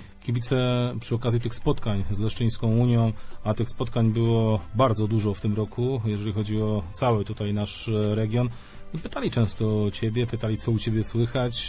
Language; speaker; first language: Polish; native; Polish